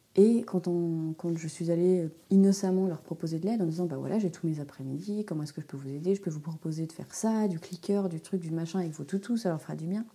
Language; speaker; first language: French; native; French